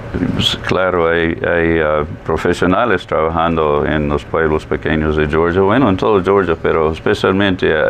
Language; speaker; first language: Spanish; non-native, fluent; English